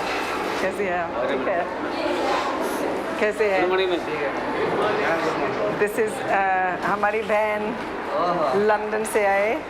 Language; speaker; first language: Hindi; non-native, learner; English